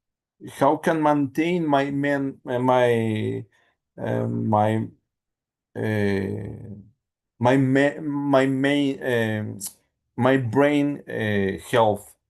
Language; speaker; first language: English; non-native, learner; Spanish